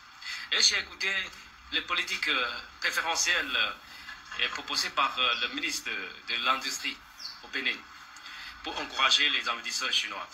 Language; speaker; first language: French; non-native, fluent; Chinese